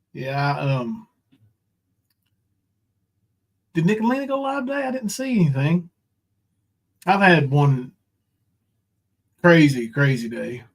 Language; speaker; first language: English; native; English